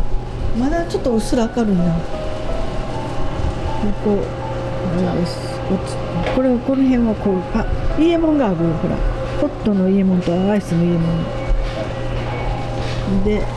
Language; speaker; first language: Japanese; native; Japanese